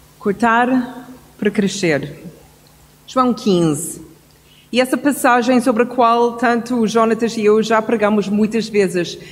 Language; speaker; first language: Portuguese; non-native, fluent; English